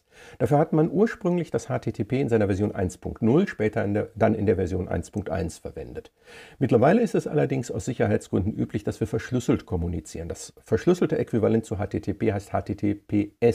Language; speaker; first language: German; native; German